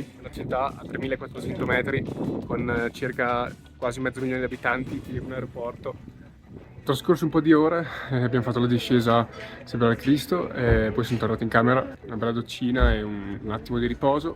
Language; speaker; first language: Italian; native; Italian